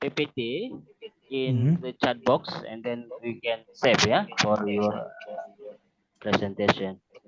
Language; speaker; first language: English; non-native, learner; Indonesian